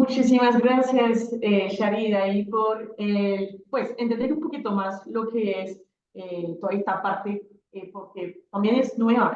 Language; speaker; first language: Spanish; non-native, fluent; French